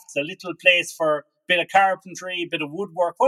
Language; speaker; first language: English; native; English